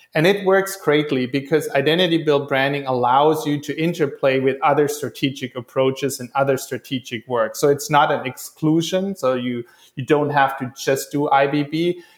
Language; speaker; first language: English; non-native, fluent; German